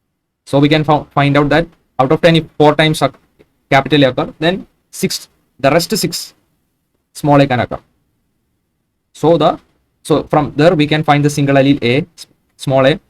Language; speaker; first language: English; non-native, local second language; Malayalam